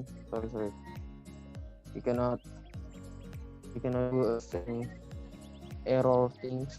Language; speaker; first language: English; non-native, learner; Indonesian